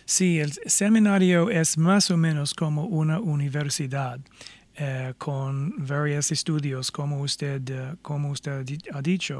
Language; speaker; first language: Spanish; non-native, fluent; English